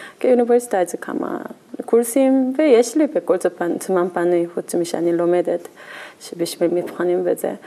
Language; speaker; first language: Hebrew; non-native, learner; Korean